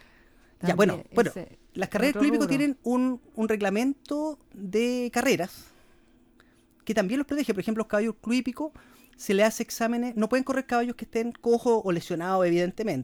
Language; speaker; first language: Spanish; native; Spanish